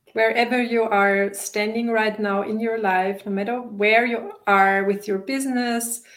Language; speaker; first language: English; non-native, fluent; German